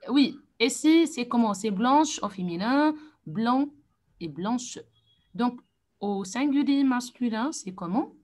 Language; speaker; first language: French; non-native, fluent; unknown